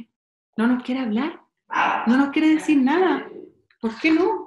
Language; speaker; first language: Spanish; native; Spanish